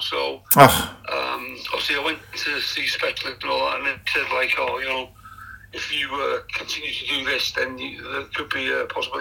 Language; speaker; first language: English; native; English